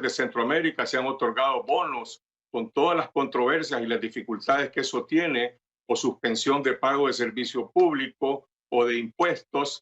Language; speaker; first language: Spanish; native; Spanish